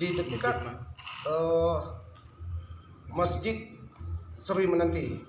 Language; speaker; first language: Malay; non-native, local second language; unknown